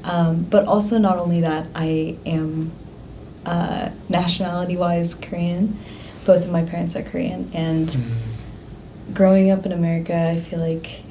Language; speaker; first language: English; early bilingual, other home language; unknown